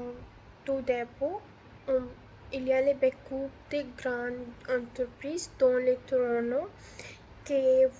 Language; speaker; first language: French; non-native, learner; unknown